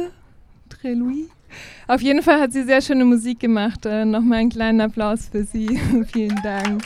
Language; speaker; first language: German; native; German